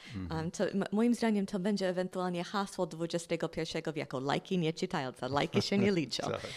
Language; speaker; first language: Polish; non-native, fluent; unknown